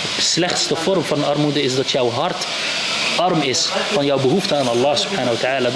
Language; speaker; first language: Dutch; early bilingual, other home language; Arabic